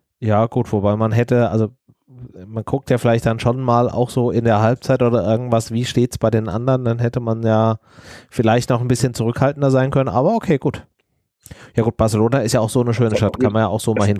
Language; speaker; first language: German; native; German